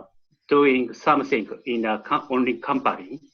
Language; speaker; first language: English; non-native, learner; Japanese